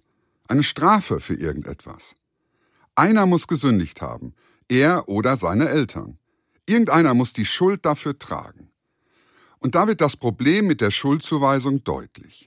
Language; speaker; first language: German; native; German